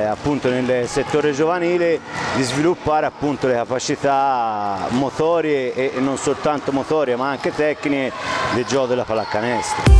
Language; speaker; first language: Italian; native; Italian